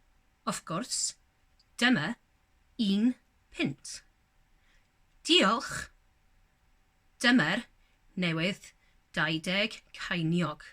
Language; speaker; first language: Welsh; non-native, local second language; English